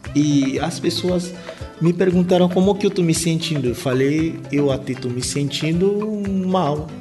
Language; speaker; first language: Portuguese; non-native, fluent; Lingala